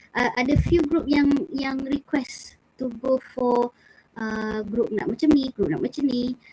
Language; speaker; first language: Malay; native; Malay